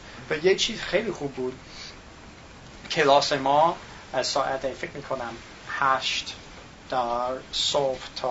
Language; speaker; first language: Tajik; non-native, learner; English